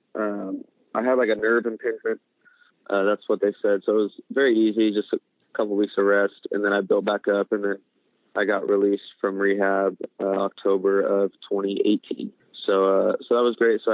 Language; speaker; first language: English; native; English